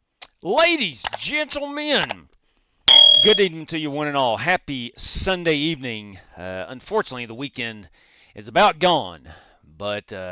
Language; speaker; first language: English; native; English